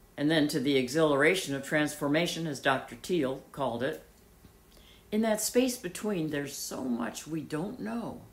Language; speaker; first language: English; native; English